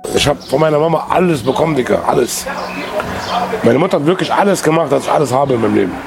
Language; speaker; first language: German; early bilingual, other home language; Arabic